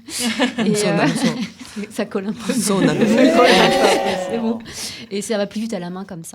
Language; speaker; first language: French; native; French